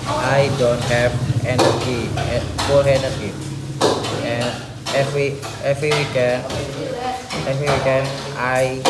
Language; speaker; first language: English; non-native, learner; Indonesian